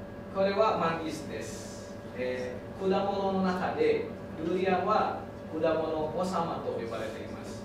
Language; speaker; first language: Japanese; non-native, learner; Indonesian